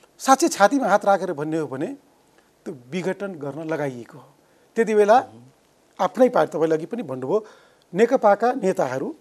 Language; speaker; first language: Nepali; native; Nepali